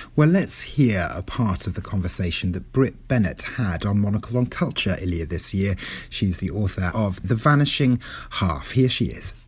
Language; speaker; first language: English; non-native, local second language; Welsh